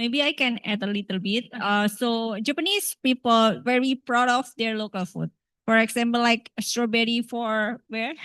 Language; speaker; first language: English; non-native, fluent; Indonesian